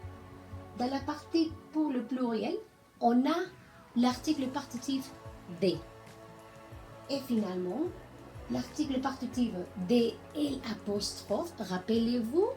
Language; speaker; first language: French; non-native, learner; Spanish